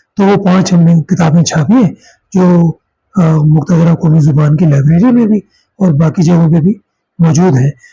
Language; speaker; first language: Urdu; non-native, local second language; Saraiki